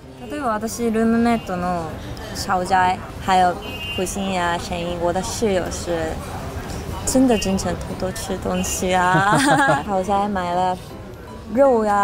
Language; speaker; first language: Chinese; non-native, learner; Japanese